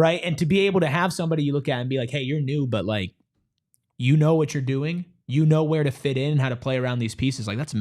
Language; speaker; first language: English; native; English